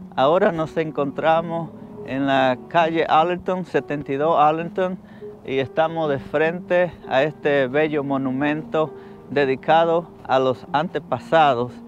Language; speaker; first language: Spanish; native; Spanish